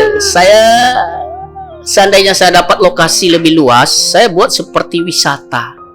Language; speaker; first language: Indonesian; non-native, local second language; Nias